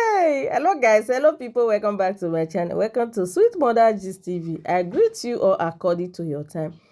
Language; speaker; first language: Nigerian Pidgin; non-native, local second language; Igbo